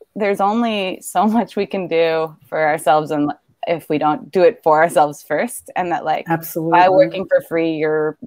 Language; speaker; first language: English; native; English